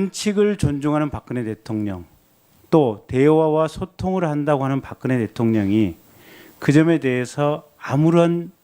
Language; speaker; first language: Korean; native; Korean